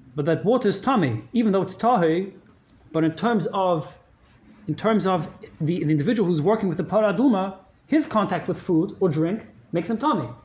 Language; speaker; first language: English; native; English